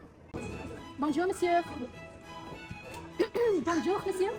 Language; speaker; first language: French; non-native, learner; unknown